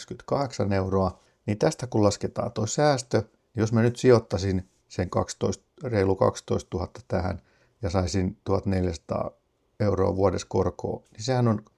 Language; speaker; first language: Finnish; native; Finnish